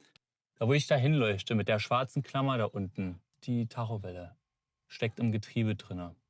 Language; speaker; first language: German; native; German